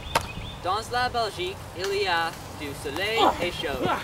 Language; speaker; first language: French; non-native, learner; English